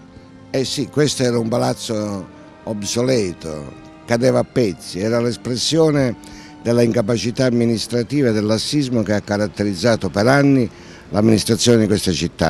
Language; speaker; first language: Italian; native; Italian